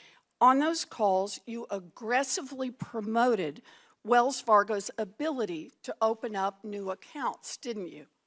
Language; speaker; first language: English; native; English